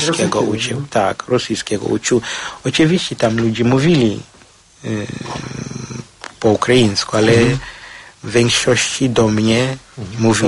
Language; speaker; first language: Polish; non-native, learner; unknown